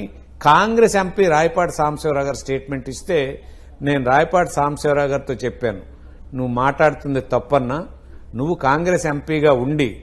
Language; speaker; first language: Telugu; native; Telugu